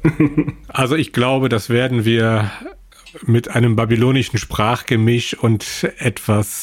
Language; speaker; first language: German; native; German